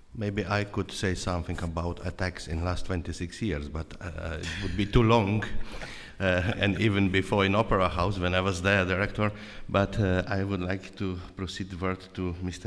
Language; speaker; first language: English; non-native, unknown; Slovenian